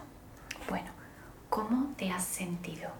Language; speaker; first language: Spanish; native; Spanish